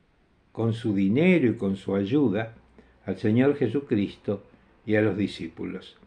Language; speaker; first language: Spanish; non-native, fluent; Italian